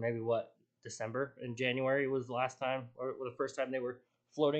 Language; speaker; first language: English; native; English